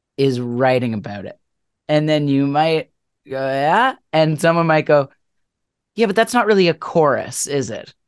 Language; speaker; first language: English; native; English